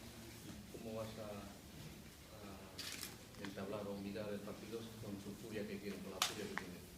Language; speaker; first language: Spanish; non-native, fluent; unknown